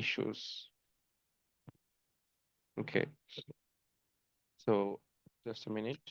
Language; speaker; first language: English; non-native, local second language; Bangla